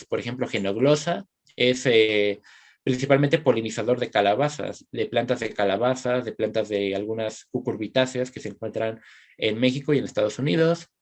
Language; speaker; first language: Spanish; native; Spanish